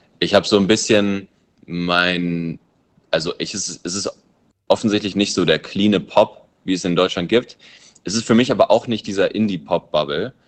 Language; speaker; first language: German; early bilingual, other home language; English